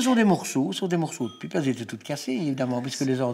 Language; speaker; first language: French; native; French